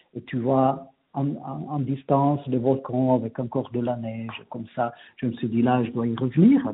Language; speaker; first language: French; native; French